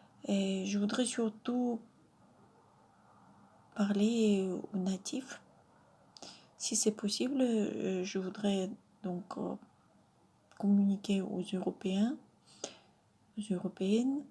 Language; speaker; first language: French; non-native, fluent; Russian